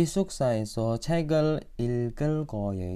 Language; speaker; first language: Korean; non-native, fluent; Indonesian